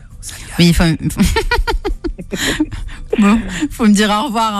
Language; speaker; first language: French; native; French